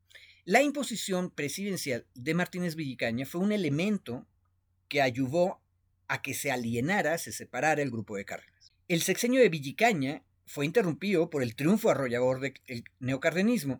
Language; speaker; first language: Spanish; native; Spanish